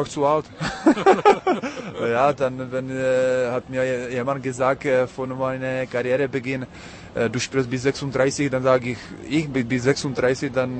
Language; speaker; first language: German; non-native, learner; Czech